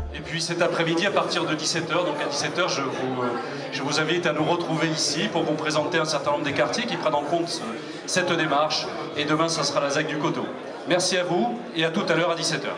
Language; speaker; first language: French; native; French